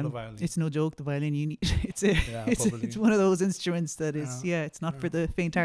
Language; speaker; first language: English; native; English